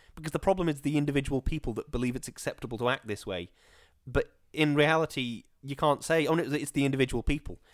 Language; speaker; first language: English; native; English